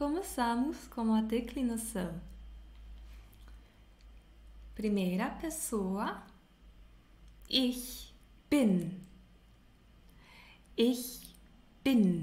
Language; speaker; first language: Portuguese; non-native, fluent; German